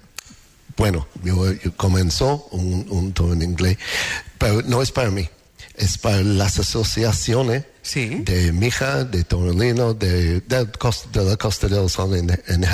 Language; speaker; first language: Spanish; non-native, learner; English